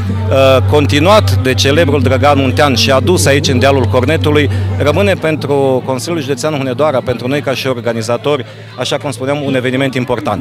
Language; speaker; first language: Romanian; native; Romanian